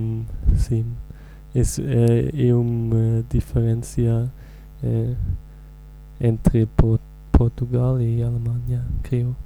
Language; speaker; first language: Portuguese; non-native, learner; German